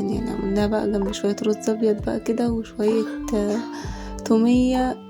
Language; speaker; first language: Arabic; native; Arabic